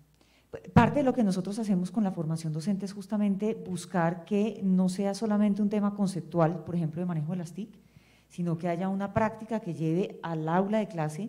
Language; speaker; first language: Spanish; native; Spanish